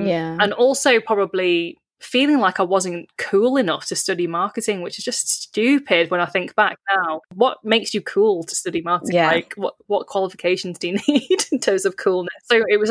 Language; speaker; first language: English; native; English